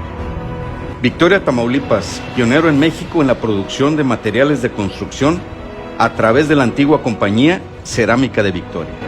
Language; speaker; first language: Spanish; native; Spanish